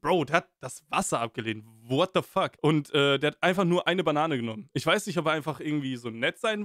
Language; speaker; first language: German; native; German